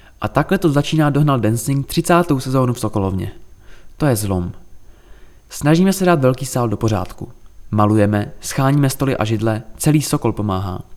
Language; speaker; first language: Czech; native; Czech